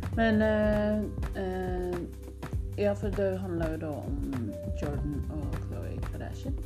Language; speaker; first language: Norwegian; non-native, fluent; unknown